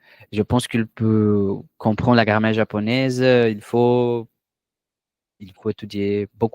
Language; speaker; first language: French; non-native, learner; Portuguese